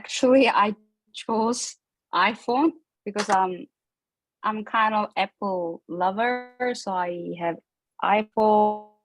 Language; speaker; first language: English; non-native, learner; Korean